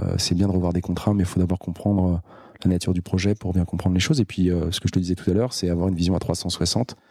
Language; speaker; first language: French; native; French